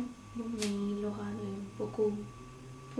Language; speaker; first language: French; non-native, learner; Spanish